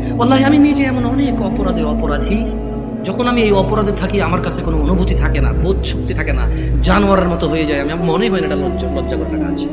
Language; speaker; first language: Bangla; early bilingual, heritage; Bangla